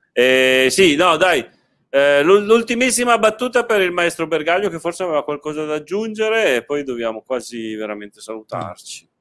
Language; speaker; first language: Italian; native; Italian